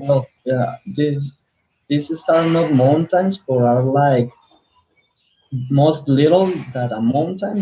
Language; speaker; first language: English; non-native, learner; Spanish